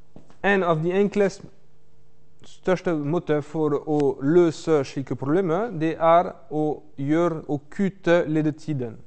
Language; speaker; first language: Norwegian; non-native, fluent; French